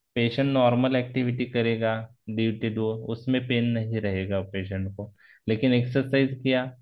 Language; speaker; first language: Hindi; non-native, local second language; Marathi